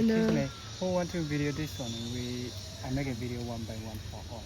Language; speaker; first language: English; non-native, learner; Thai